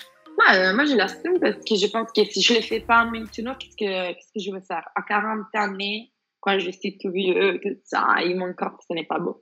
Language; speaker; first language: French; non-native, fluent; Spanish